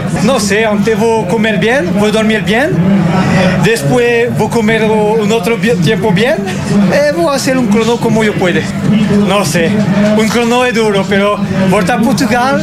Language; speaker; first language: Portuguese; non-native, learner; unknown